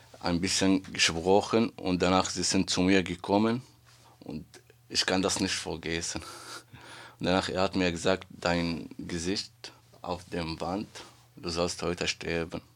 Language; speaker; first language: German; non-native, learner; Arabic